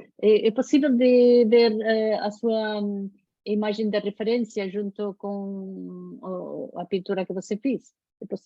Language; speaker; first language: Portuguese; non-native, fluent; Spanish